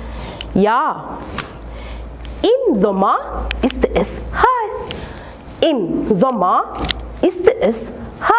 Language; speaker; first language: German; non-native, fluent; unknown